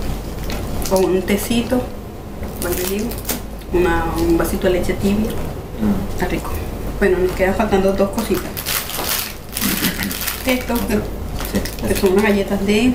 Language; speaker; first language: Spanish; native; Spanish